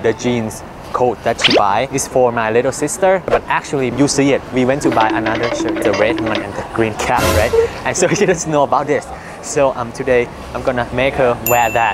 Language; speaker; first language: English; non-native, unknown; Thai